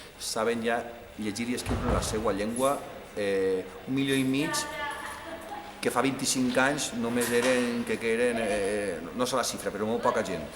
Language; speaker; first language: Catalan; native; Catalan